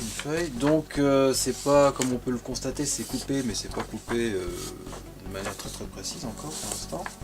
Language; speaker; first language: French; native; French